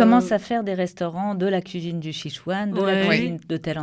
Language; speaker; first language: French; native; French